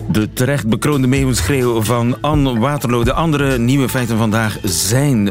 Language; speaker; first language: Dutch; native; Dutch